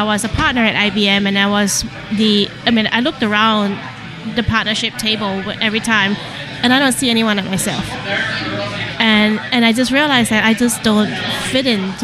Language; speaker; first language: English; non-native, local second language; Cantonese